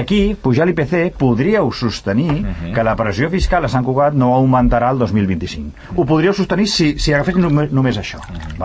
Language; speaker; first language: Catalan; native; Catalan